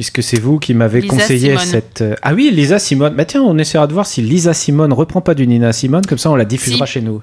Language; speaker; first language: French; native; French